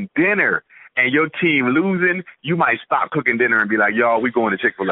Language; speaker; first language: English; native; English